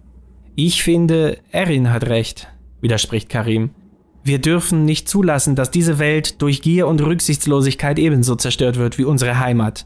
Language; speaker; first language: German; native; German